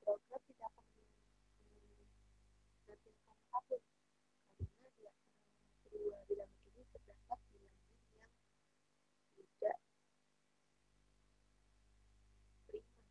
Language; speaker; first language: Indonesian; native; Indonesian